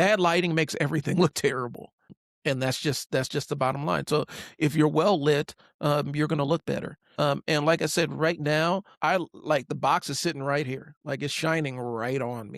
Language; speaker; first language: English; native; English